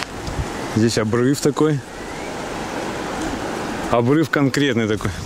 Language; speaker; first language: Russian; native; Russian